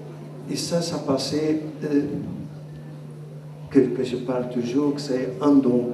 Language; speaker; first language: French; non-native, learner; Portuguese